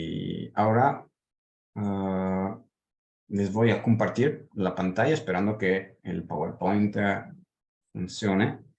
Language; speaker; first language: Spanish; non-native, fluent; Italian